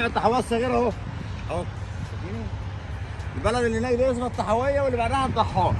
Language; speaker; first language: Arabic; native; Arabic